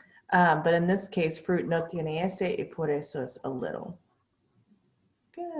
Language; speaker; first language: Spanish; non-native, fluent; English